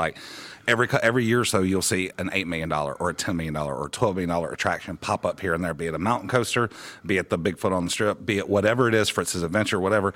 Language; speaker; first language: English; native; English